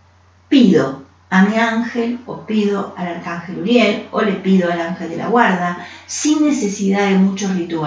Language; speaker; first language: Spanish; native; Spanish